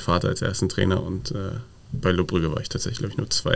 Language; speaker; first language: German; native; German